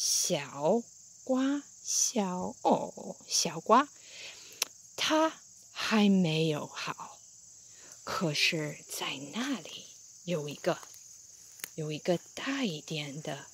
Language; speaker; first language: Chinese; non-native, fluent; English